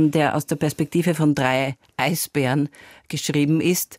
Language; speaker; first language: German; native; German